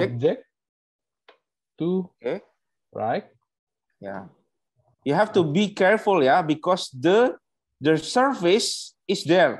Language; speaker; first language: English; non-native, learner; Indonesian